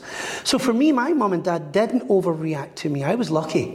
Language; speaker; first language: English; native; English